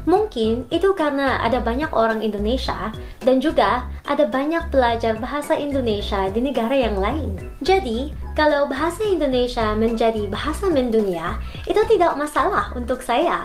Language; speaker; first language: Indonesian; non-native, learner; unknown